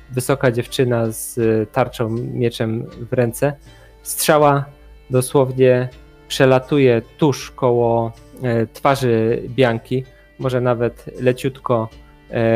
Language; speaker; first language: Polish; native; Polish